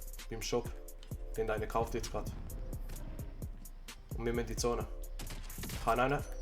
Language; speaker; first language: German; native; German